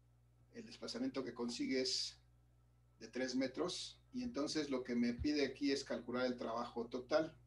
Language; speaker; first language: Spanish; native; Spanish